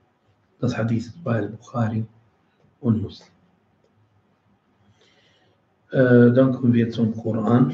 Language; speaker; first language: German; non-native, fluent; Arabic